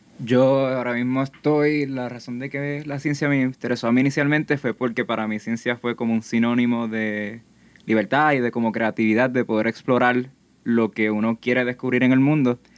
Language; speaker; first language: Spanish; native; Spanish